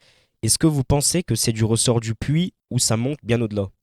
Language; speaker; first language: French; native; French